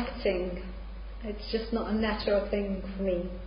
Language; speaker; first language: English; non-native, fluent; Hungarian